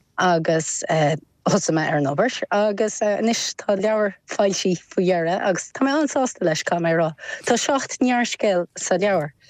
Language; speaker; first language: Irish; non-native, local second language; English